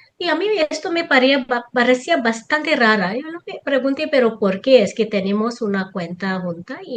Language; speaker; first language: Spanish; non-native, fluent; Tamil